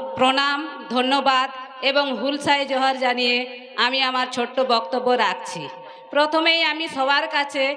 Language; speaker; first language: Bangla; non-native, local second language; Santali